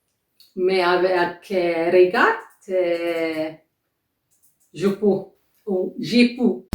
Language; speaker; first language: French; non-native, learner; Arabic